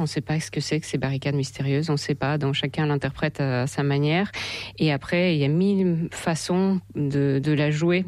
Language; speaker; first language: French; non-native, fluent; Russian